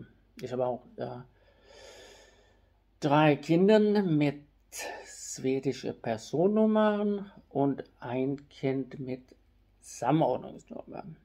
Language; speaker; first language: German; non-native, fluent; Swedish